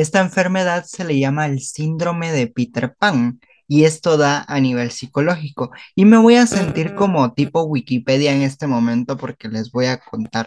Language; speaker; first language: Spanish; native; Spanish